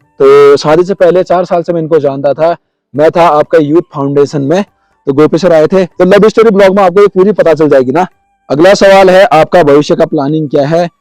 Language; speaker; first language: Hindi; native; Hindi